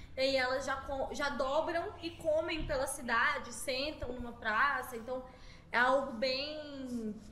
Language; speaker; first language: Portuguese; native; Portuguese